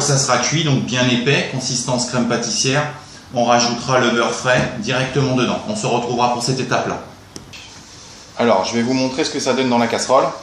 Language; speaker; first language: French; native; French